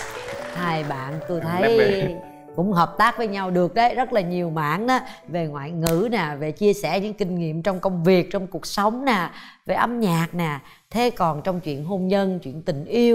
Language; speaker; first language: Vietnamese; native; Vietnamese